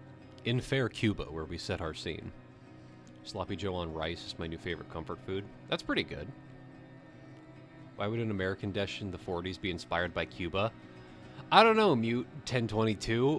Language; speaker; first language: English; native; English